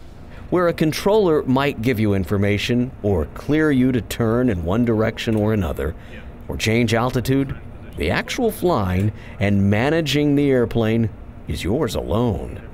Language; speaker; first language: English; native; English